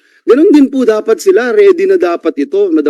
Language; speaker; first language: Filipino; native; Filipino